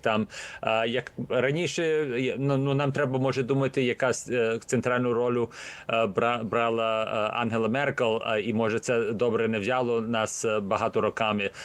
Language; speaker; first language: Ukrainian; early bilingual, heritage; Ukrainian